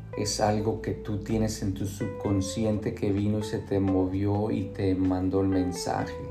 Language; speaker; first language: Spanish; early bilingual, heritage; Spanish